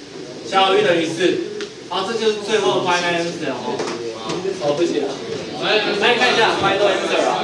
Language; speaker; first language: Chinese; native; Chinese